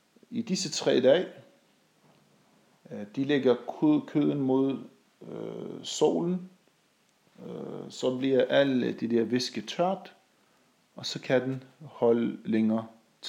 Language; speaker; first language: Danish; non-native, fluent; Arabic